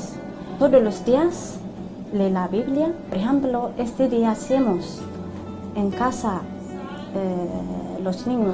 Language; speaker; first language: Spanish; non-native, learner; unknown